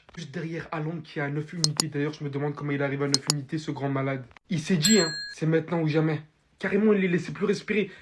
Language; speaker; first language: French; native; French